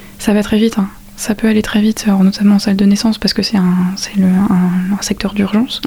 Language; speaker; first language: French; native; French